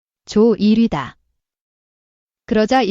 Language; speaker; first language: Korean; native; Korean